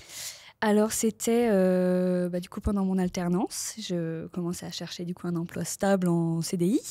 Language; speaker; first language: French; native; French